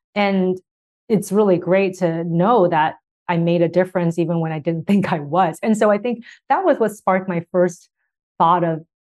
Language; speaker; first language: English; early bilingual, other home language; Chinese